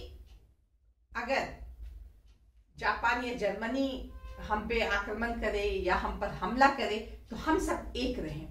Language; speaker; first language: Hindi; native; Hindi